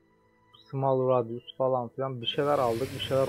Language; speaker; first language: Turkish; native; Turkish